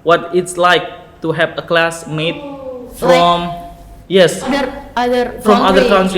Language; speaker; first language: English; non-native, learner; Indonesian